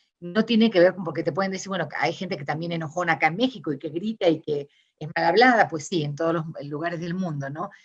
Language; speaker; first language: Spanish; native; Spanish